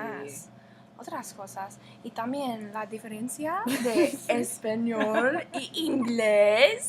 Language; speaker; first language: Spanish; non-native, learner; English